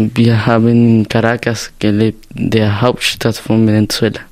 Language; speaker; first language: German; non-native, learner; Spanish